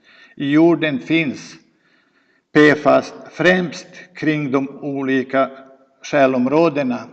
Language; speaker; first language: Swedish; non-native, fluent; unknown